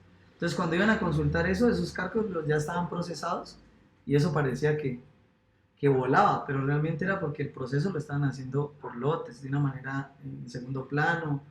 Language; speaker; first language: Spanish; native; Spanish